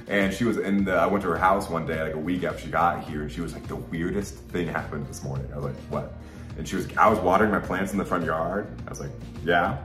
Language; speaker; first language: English; native; English